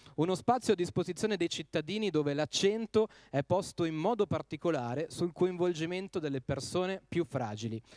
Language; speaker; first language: Italian; native; Italian